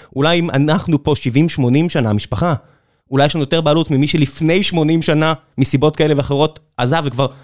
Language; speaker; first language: Hebrew; native; Hebrew